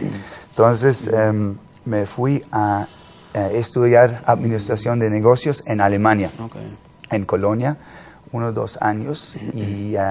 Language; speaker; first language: Spanish; non-native, fluent; German